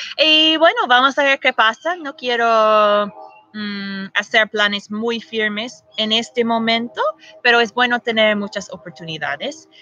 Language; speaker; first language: Spanish; non-native, fluent; English